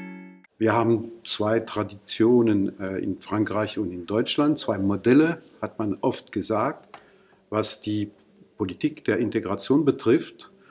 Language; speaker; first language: German; non-native, fluent; French